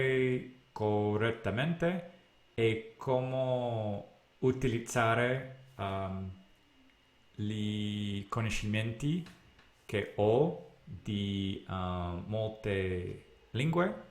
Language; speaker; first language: Italian; non-native, learner; English